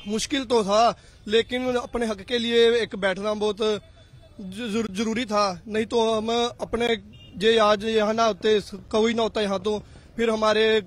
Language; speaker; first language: Hindi; non-native, local second language; Punjabi